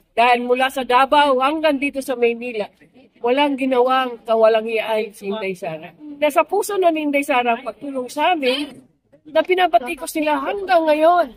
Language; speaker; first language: Filipino; non-native, local second language; Cebuano